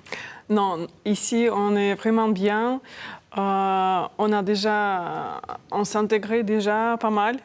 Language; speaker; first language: French; non-native, fluent; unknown